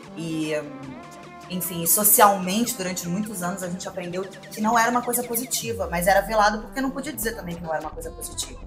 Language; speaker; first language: Portuguese; native; Portuguese